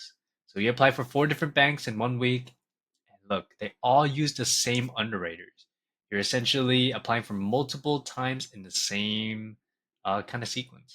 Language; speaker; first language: English; native; English